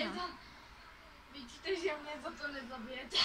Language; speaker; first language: Czech; native; Czech